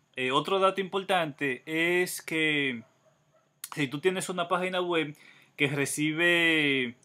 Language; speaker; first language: Spanish; native; Spanish